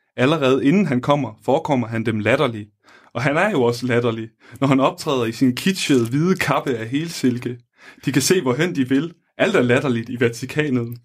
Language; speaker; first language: Danish; native; Danish